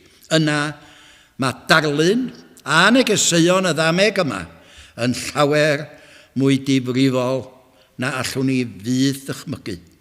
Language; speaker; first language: Welsh; native; Welsh